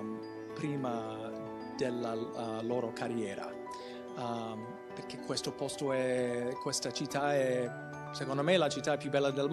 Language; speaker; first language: Italian; non-native, fluent; English